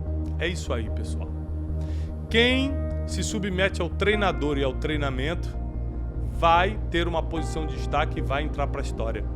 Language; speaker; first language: Portuguese; native; Portuguese